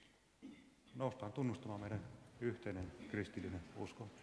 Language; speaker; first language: Finnish; native; Finnish